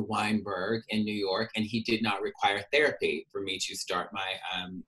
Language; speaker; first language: English; native; English